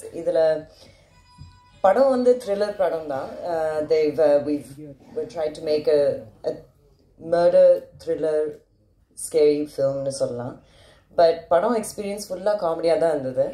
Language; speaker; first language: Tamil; early bilingual, heritage; Tamil